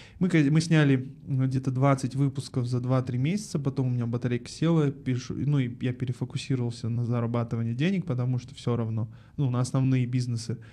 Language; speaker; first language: Russian; native; Russian